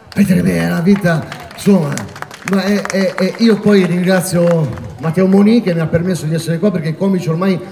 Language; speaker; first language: Italian; native; Italian